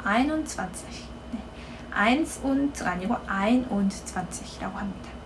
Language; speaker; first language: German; non-native, fluent; Korean